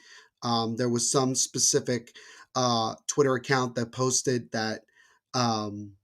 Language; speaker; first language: English; native; English